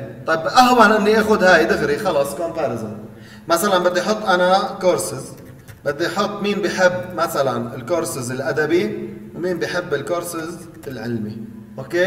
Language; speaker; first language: Arabic; native; Arabic